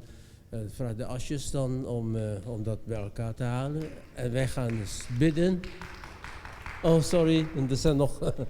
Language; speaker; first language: Dutch; non-native, fluent; Indonesian